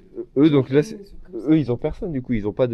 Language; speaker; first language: French; native; French